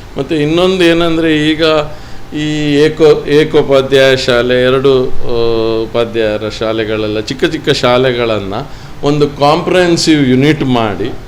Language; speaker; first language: Kannada; native; Kannada